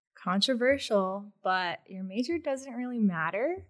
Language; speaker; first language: English; native; English